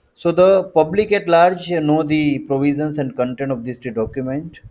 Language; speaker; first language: English; non-native, local second language; Gujarati